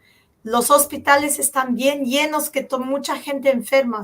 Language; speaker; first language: Spanish; early bilingual, heritage; Spanish